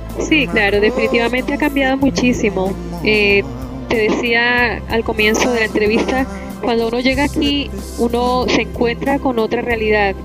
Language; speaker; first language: Spanish; native; Spanish